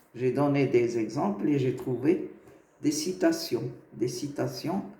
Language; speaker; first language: French; non-native, local second language; Arabic